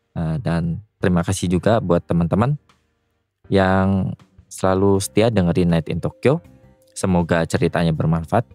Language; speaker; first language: Indonesian; native; Indonesian